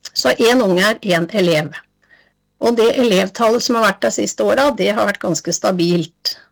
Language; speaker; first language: Norwegian; native; Norwegian